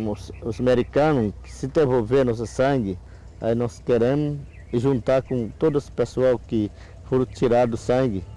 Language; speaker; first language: Portuguese; non-native, local second language; Yanomámi